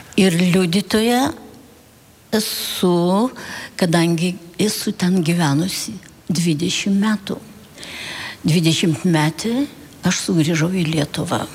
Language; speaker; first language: Lithuanian; early bilingual, heritage; Lithuanian